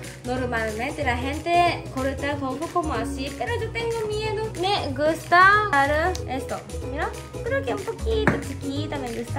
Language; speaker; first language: Spanish; non-native, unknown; Japanese